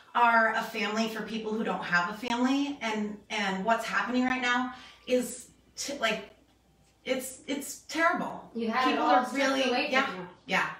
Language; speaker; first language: English; native; English